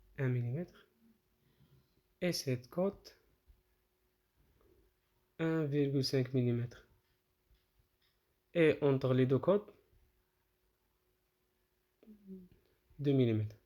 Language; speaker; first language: French; non-native, local second language; Arabic